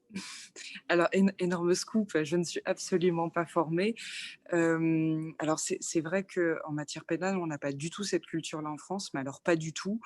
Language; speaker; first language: French; native; French